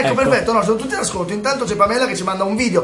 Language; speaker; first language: Italian; native; Italian